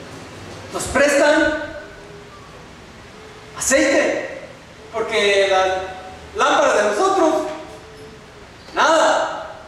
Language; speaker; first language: Spanish; native; Spanish